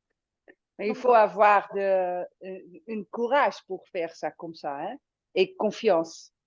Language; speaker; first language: French; non-native, fluent; Dutch